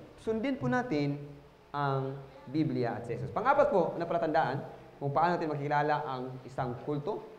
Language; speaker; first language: Filipino; non-native, local second language; Cebuano